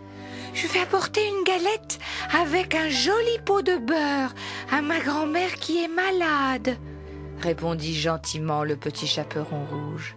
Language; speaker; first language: French; native; French